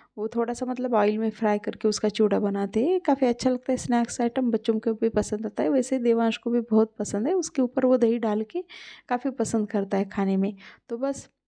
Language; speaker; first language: Hindi; non-native, local second language; Marathi